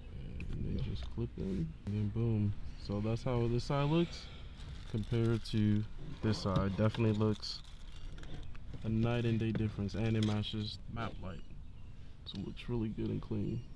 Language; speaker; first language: English; native; English